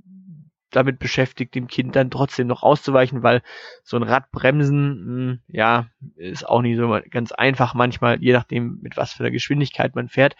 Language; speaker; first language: German; native; German